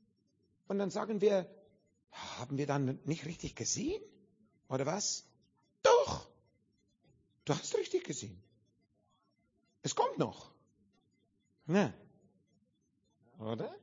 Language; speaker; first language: German; non-native, learner; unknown